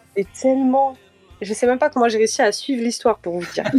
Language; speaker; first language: French; early bilingual, heritage; French